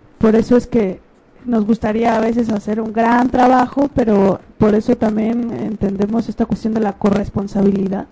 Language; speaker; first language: Spanish; native; Spanish